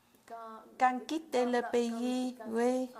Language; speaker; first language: French; non-native, learner; Vietnamese